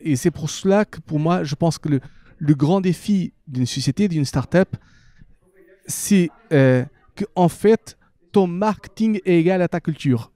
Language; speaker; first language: French; non-native, fluent; Portuguese